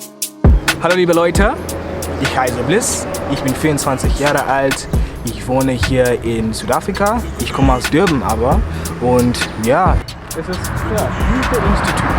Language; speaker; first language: German; non-native, learner; Zulu